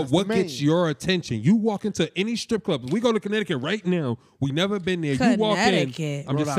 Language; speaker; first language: English; native; English